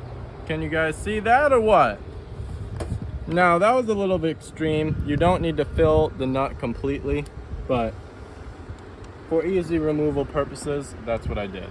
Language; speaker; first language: English; native; English